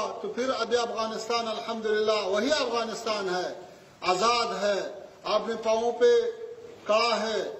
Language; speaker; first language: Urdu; non-native, fluent; Pashto